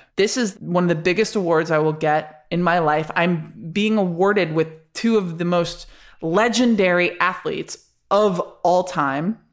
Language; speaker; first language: English; native; English